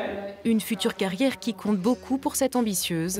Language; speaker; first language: French; native; French